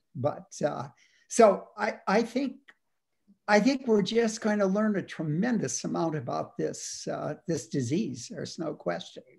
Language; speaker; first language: English; native; English